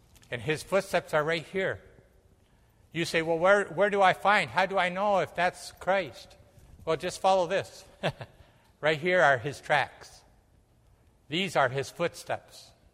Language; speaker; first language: English; early bilingual, other home language; Spanish